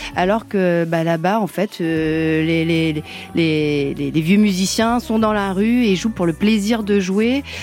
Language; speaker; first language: French; early bilingual, other home language; Vietnamese